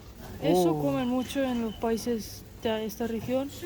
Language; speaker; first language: Spanish; non-native, fluent; Polish